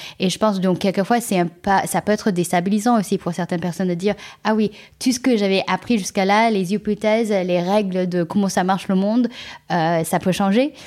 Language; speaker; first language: French; non-native, fluent; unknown